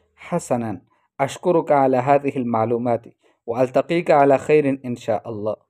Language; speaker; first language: Arabic; non-native, fluent; Urdu